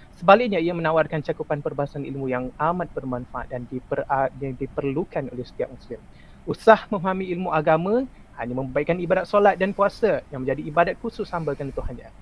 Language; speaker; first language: Malay; native; Malay